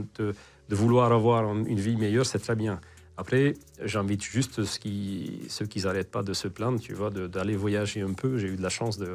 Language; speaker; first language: French; non-native, fluent; Hungarian